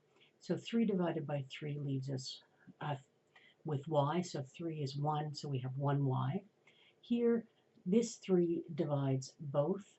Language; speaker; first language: English; native; English